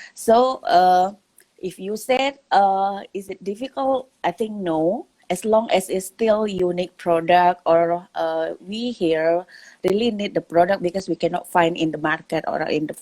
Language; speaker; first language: English; non-native, local second language; Indonesian